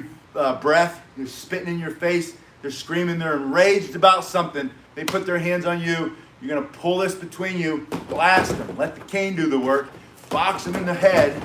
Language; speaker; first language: English; native; English